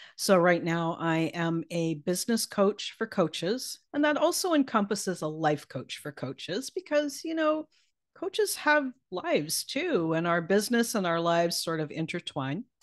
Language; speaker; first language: English; native; English